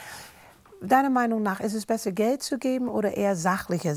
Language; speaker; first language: German; non-native, fluent; English